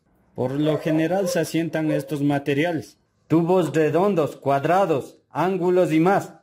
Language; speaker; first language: Spanish; native; Spanish